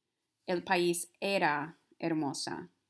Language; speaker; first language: Spanish; non-native, fluent; English